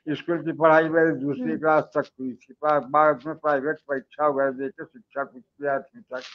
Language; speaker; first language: Hindi; native; Hindi